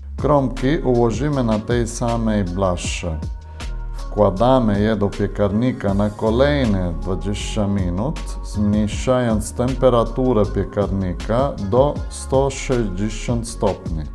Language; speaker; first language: Polish; non-native, fluent; Italian